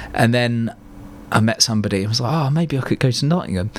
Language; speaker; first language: English; native; English